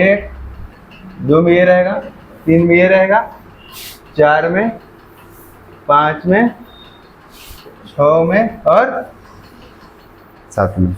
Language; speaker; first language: Hindi; native; Hindi